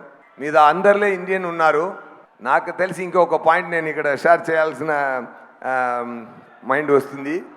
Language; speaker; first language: Telugu; non-native, learner; Tamil